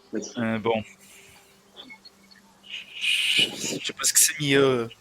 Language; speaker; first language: French; non-native, learner; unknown